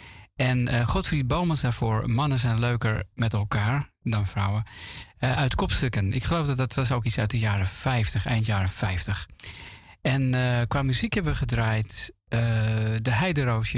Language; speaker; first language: Dutch; native; Dutch